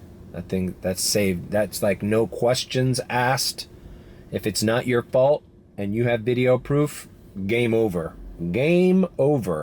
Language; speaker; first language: English; early bilingual, other home language; Spanish